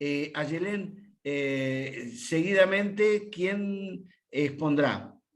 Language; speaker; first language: Spanish; native; Spanish